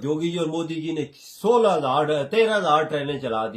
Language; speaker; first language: Hindi; native; Hindi